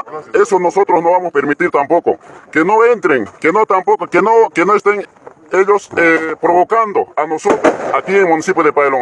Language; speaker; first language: Spanish; native; Spanish